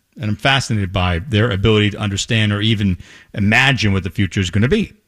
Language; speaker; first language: English; native; English